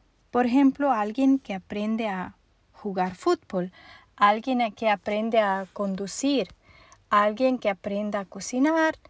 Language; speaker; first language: Spanish; non-native, fluent; German